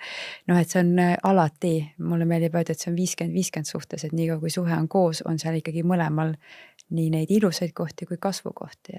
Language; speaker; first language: Estonian; native; Estonian